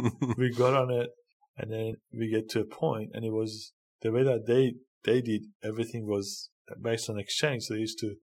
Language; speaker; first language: English; non-native, fluent; Persian